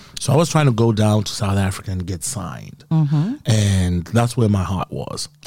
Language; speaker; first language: English; non-native, local second language; Shona